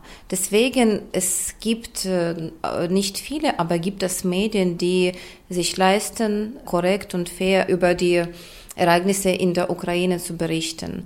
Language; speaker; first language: German; non-native, fluent; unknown